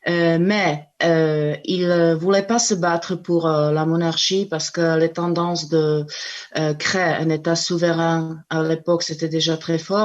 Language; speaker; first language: French; non-native, fluent; Czech